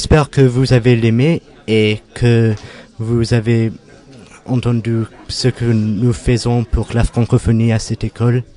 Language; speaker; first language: French; non-native, learner; English